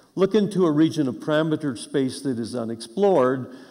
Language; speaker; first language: English; native; English